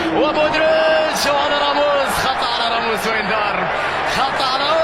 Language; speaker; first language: Arabic; native; Arabic